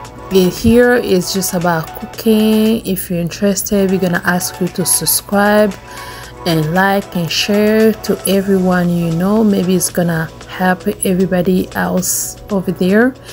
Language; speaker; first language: English; non-native, fluent; Lingala